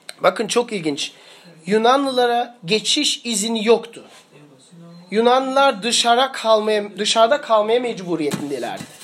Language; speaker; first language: Turkish; early bilingual, heritage; Turkish